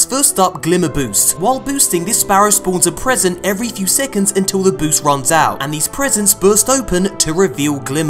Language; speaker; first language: English; native; English